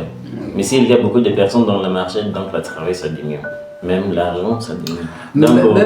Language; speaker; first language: French; non-native, learner; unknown